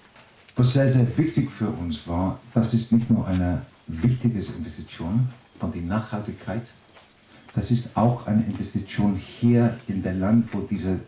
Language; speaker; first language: German; non-native, fluent; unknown